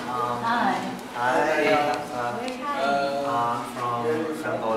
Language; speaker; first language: English; non-native, learner; Khmer